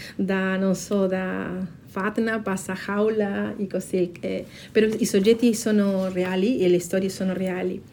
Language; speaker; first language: Italian; non-native, fluent; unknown